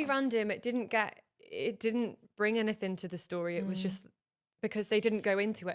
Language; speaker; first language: English; native; English